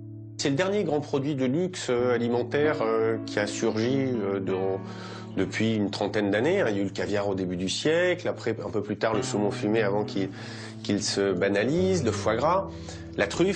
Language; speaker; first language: French; native; French